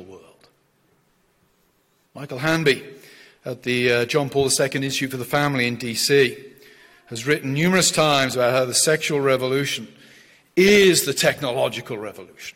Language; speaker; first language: English; native; English